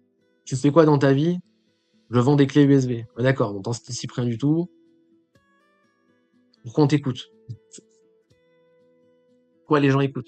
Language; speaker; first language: French; native; French